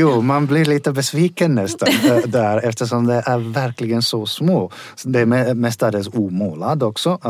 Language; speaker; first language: Swedish; non-native, fluent; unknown